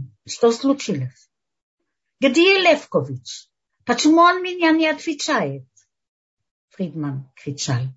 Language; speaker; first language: Russian; early bilingual, heritage; Russian